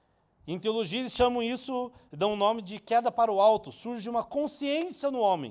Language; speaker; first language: Portuguese; native; Portuguese